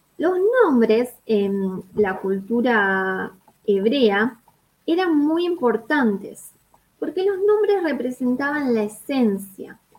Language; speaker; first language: Spanish; native; Spanish